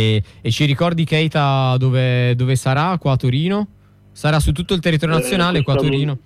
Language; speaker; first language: Italian; native; Italian